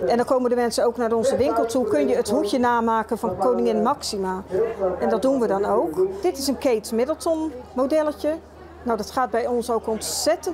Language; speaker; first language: Dutch; native; Dutch